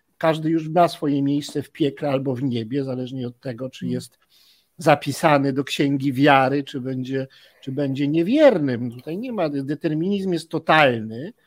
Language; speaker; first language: Polish; native; Polish